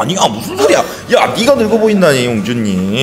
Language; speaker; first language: Korean; native; Korean